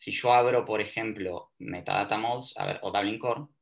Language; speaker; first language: Spanish; native; Spanish